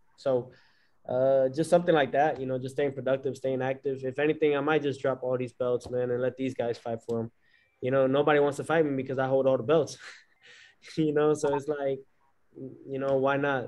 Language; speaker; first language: English; early bilingual, other home language; Spanish